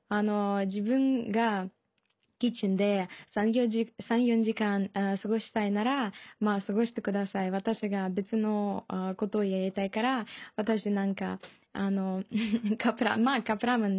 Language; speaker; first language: Japanese; non-native, learner; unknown